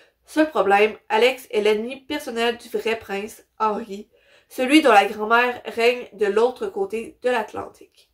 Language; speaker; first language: French; native; French